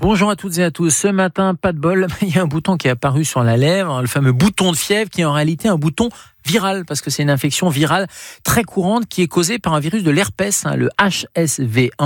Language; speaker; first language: French; native; French